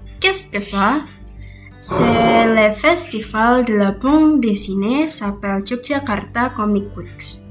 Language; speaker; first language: French; non-native, learner; Indonesian